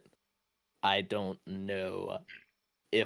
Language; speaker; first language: English; native; English